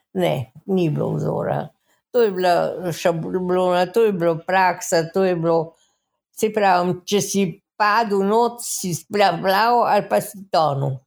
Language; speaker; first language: Slovenian; native; Slovenian